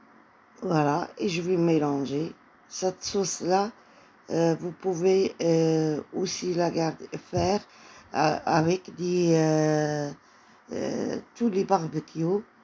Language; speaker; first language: French; non-native, fluent; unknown